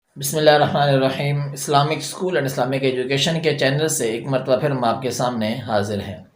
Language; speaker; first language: Urdu; native; Urdu